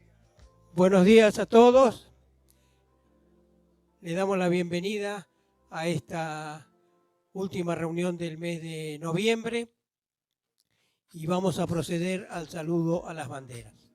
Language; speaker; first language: Spanish; native; Spanish